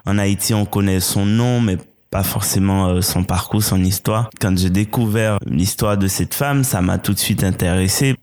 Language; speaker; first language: French; non-native, local second language; Haitian Creole